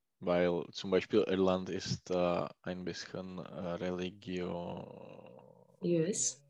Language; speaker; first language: German; non-native, learner; Czech